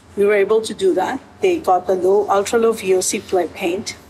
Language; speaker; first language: English; native; English